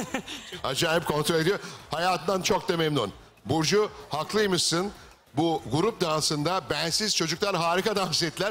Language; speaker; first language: Turkish; native; Turkish